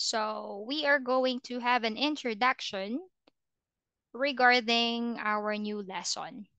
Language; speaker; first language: English; non-native, fluent; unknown